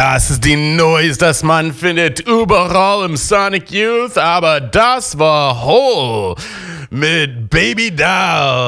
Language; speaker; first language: German; non-native, fluent; English